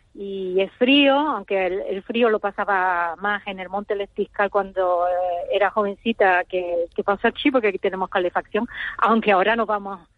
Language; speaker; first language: Spanish; native; Spanish